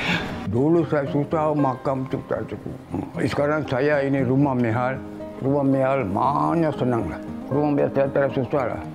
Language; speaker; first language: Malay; non-native, local second language; Tamil